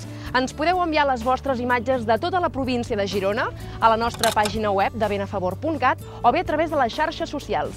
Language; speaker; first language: Catalan; native; Catalan